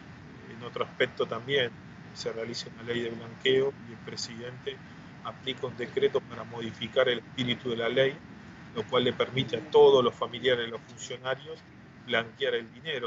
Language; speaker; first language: Spanish; native; Spanish